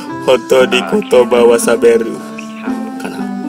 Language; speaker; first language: Japanese; non-native, learner; Indonesian